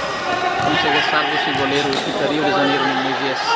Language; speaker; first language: Portuguese; non-native, local second language; Tetum